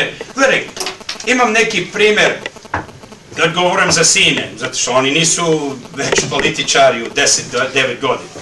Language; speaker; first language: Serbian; early bilingual, heritage; Serbian